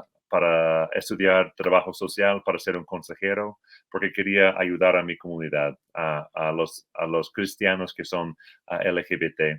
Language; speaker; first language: Spanish; non-native, fluent; English